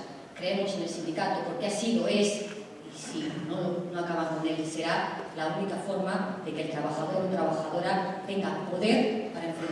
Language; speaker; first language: Spanish; native; Spanish